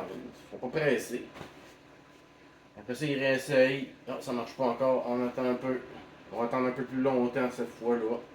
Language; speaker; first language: French; native; French